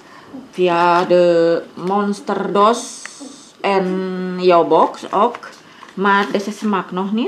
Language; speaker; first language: Dutch; non-native, learner; Indonesian